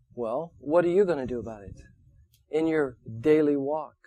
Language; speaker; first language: English; native; English